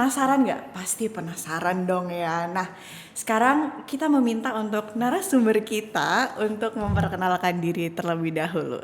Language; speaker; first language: Indonesian; native; Indonesian